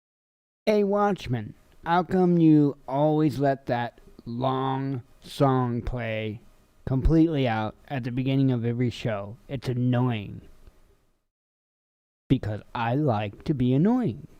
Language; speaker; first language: English; native; English